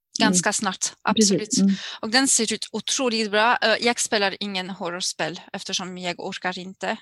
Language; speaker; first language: Swedish; non-native, learner; French